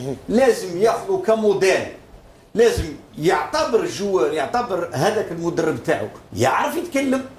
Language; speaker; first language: Arabic; native; Arabic